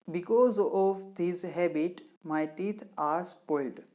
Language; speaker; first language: English; non-native, local second language; Gujarati